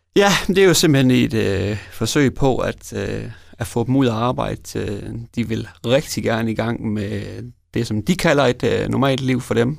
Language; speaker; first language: Danish; native; Danish